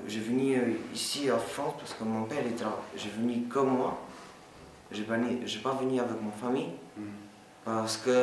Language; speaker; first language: French; non-native, learner; Albanian